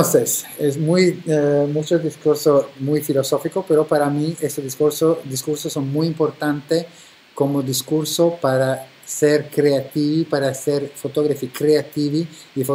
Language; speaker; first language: Spanish; non-native, fluent; Italian